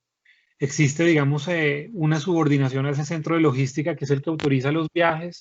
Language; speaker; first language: Spanish; native; Spanish